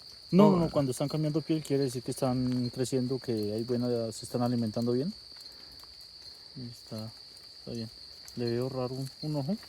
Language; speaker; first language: Spanish; native; Spanish